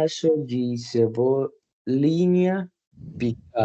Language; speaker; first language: Portuguese; non-native, learner; Spanish